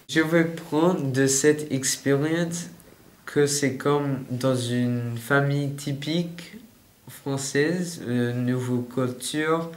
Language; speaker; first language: French; non-native, learner; English